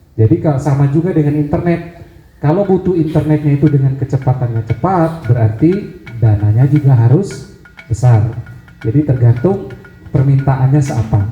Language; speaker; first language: Indonesian; native; Indonesian